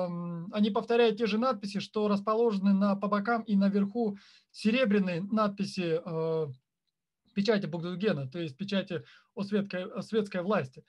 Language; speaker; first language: Russian; native; Russian